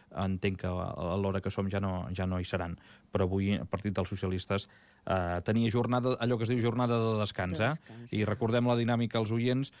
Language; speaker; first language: Catalan; native; Catalan